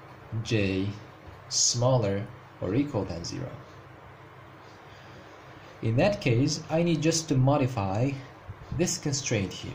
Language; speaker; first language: English; non-native, fluent; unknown